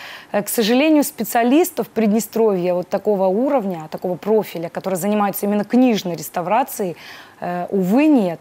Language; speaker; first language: Russian; native; Russian